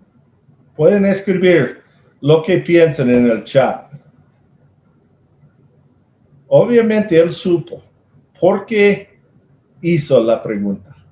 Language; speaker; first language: Spanish; non-native, fluent; English